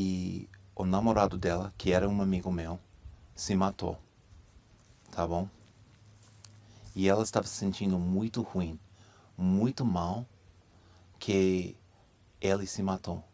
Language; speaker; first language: Portuguese; non-native, fluent; English